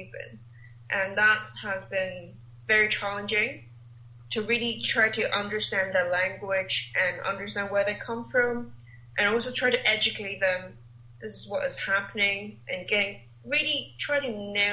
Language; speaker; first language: English; non-native, local second language; Cantonese